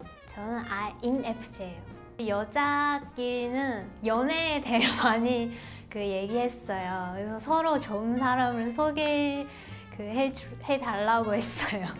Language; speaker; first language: Korean; non-native, fluent; Chinese